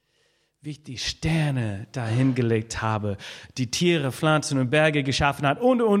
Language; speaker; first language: German; non-native, fluent; English